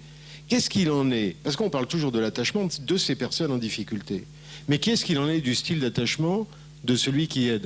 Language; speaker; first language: French; native; French